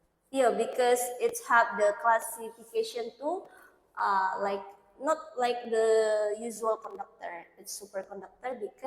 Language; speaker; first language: English; non-native, learner; Indonesian